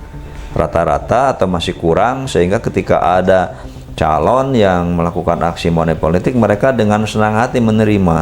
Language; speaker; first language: Indonesian; native; Indonesian